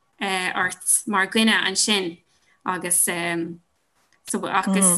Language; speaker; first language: Irish; non-native, local second language; English